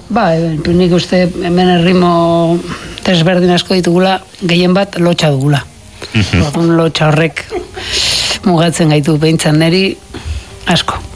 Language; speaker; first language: Basque; native; Basque